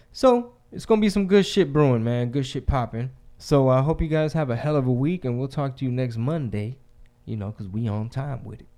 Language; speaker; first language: English; early bilingual, other home language; Spanish